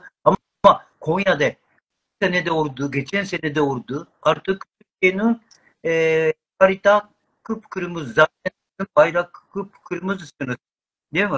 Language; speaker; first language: Turkish; non-native, learner; Japanese